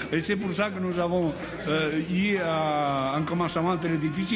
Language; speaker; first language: French; non-native, learner; Spanish